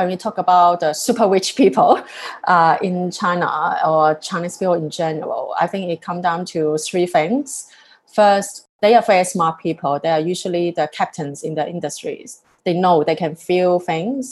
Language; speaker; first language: English; non-native, local second language; Cantonese